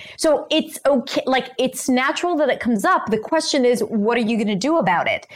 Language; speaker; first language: English; non-native, fluent; Hebrew